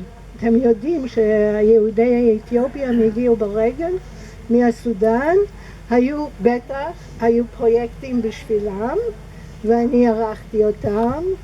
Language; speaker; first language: Hebrew; non-native, fluent; English